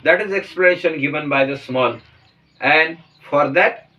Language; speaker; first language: English; non-native, local second language; Marathi